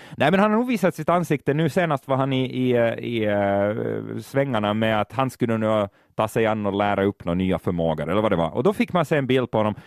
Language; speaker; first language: Swedish; native; Swedish